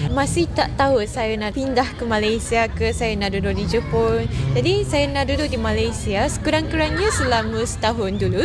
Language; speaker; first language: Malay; non-native, fluent; Japanese